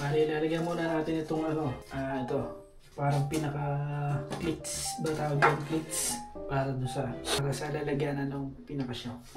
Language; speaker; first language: Filipino; non-native, local second language; Hiligaynon